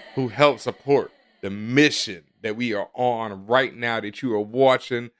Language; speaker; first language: English; native; English